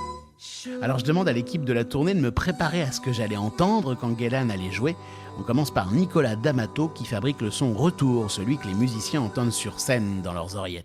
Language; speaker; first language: French; native; French